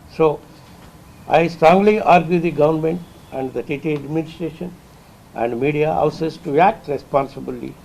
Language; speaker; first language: English; non-native, local second language; Telugu